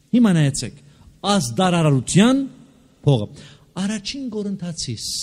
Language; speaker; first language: Armenian; native; Armenian